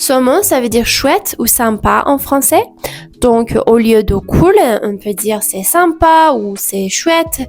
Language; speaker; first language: French; non-native, fluent; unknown